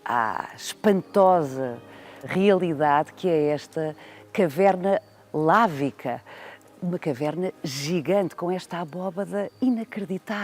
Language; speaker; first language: Portuguese; native; Portuguese